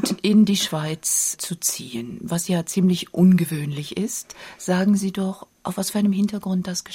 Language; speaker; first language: German; native; German